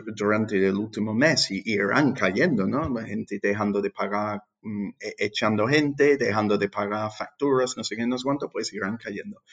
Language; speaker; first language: Spanish; non-native, fluent; English